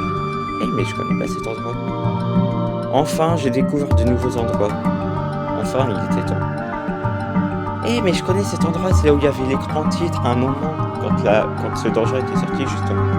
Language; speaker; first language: French; native; French